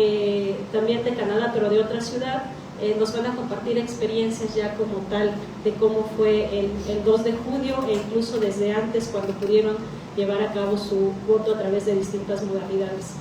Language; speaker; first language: Spanish; native; Spanish